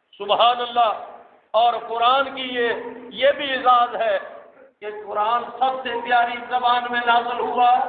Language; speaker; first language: Urdu; non-native, local second language; Punjabi